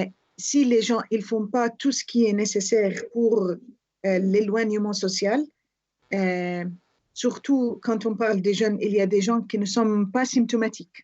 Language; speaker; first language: French; non-native, fluent; Arabic